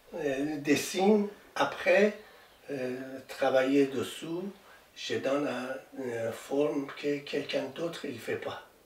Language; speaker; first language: French; non-native, learner; Persian